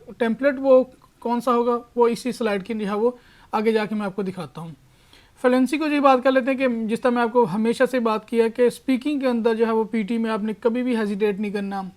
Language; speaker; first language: Urdu; non-native, local second language; Punjabi